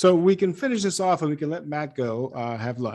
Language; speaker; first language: English; native; English